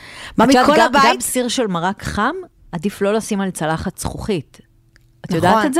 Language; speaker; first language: Hebrew; native; Hebrew